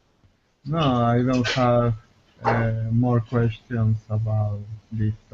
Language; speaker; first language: English; non-native, learner; Spanish